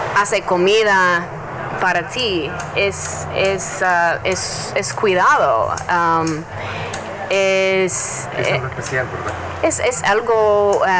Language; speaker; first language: Spanish; non-native, learner; English